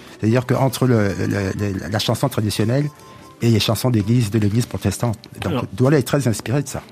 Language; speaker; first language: French; non-native, local second language; Duala